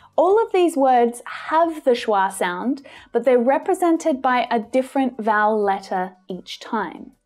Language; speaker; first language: English; native; English